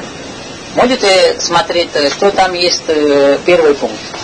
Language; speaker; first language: Russian; non-native, learner; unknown